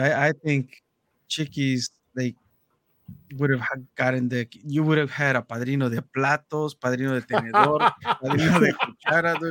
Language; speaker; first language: English; early bilingual, other home language; Spanish